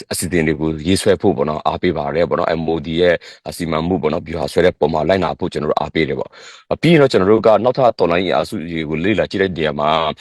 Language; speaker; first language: Burmese; non-native, local second language; Western Kayah